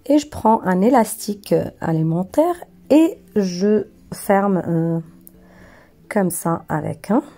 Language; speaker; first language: French; non-native, local second language; Arabic